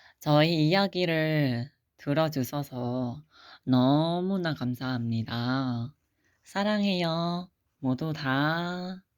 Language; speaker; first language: Korean; non-native, fluent; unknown